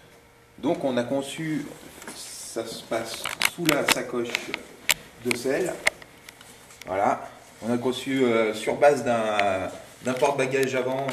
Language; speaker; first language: French; native; French